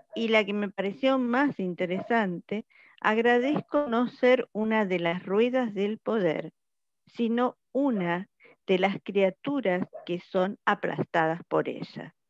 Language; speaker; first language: Spanish; native; Spanish